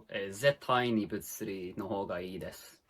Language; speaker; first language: Japanese; non-native, learner; English